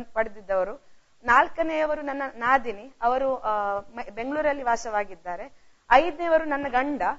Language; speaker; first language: Kannada; non-native, local second language; Konkani